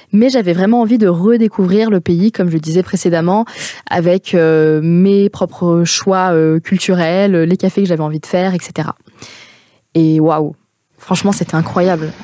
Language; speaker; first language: French; native; French